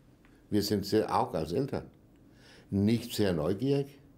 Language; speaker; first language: German; non-native, fluent; Danish